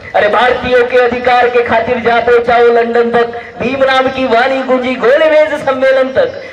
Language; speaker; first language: Hindi; non-native, local second language; Marathi